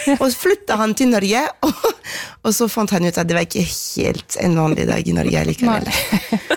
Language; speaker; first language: Norwegian; non-native, fluent; French